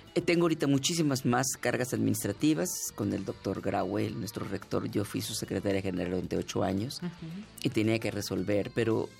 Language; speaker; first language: Spanish; native; Spanish